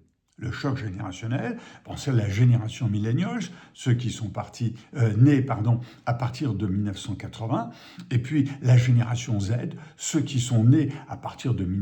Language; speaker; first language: French; native; French